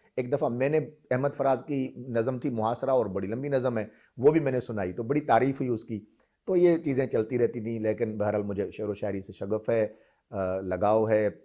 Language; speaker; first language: Urdu; non-native, local second language; Sindhi